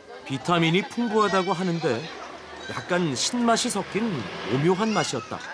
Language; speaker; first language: Korean; native; Korean